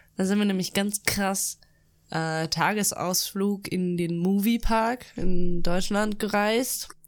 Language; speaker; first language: German; early bilingual, other home language; Russian